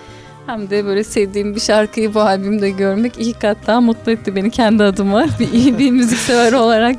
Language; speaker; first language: Turkish; native; Turkish